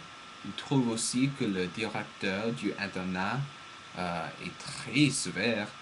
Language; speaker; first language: French; non-native, learner; English